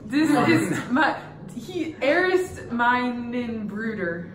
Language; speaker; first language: German; non-native, learner; English